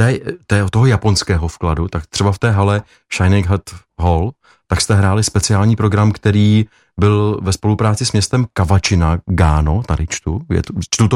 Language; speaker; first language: Czech; native; Czech